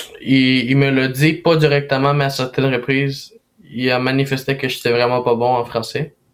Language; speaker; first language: French; non-native, fluent; Spanish